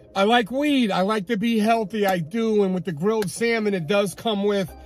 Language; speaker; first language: English; native; English